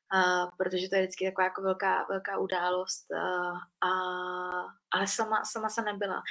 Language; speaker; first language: Czech; early bilingual, other home language; Vietnamese